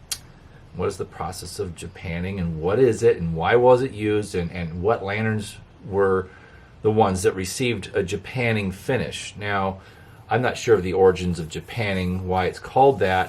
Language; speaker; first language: English; native; English